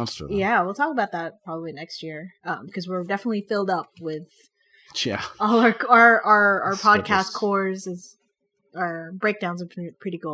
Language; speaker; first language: English; non-native, local second language; Filipino